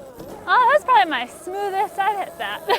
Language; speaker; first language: English; native; English